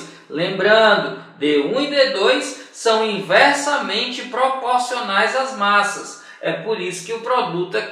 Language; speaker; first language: Portuguese; native; Portuguese